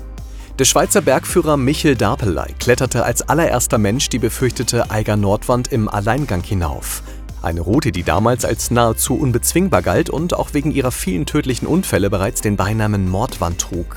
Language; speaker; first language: German; native; German